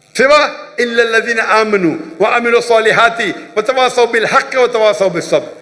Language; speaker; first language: Urdu; non-native, local second language; Konkani